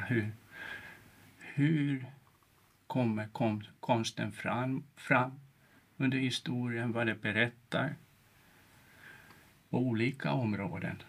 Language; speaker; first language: Swedish; non-native, local second language; Finnish